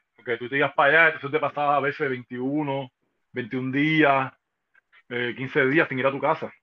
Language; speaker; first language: Spanish; native; Spanish